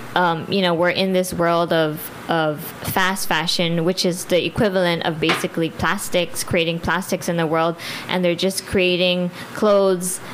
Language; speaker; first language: English; early bilingual, other home language; Filipino